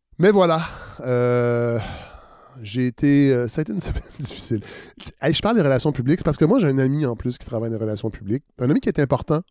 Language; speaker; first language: French; native; French